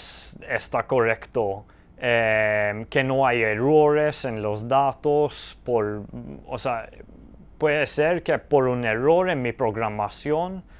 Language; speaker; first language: Spanish; early bilingual, heritage; Spanish